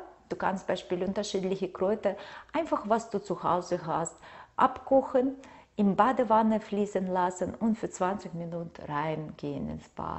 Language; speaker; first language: German; non-native, fluent; Russian